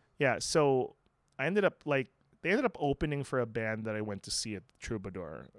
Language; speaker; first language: English; non-native, local second language; Filipino